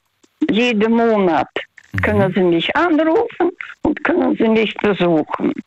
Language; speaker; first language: German; non-native, fluent; Russian